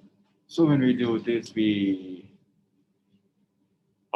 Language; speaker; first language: English; non-native, fluent; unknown